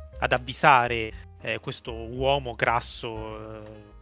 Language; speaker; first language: Italian; native; Italian